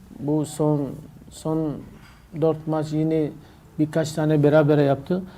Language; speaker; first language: Turkish; non-native, learner; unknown